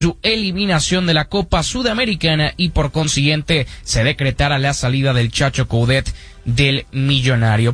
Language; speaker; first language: Spanish; native; Spanish